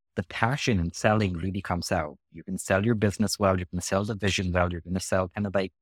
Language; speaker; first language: English; non-native, local second language; Hindi